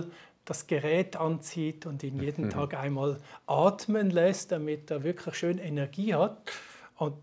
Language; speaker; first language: German; native; German